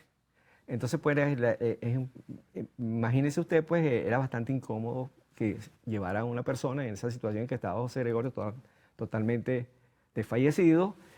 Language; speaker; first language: Spanish; native; Spanish